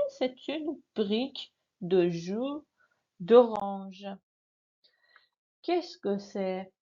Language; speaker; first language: French; non-native, fluent; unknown